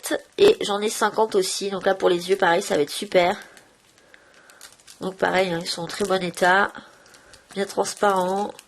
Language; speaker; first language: French; native; French